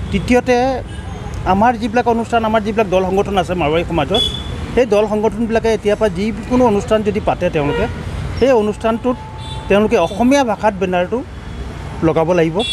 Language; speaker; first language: Assamese; non-native, local second language; Marwari